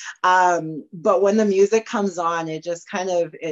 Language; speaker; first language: English; native; English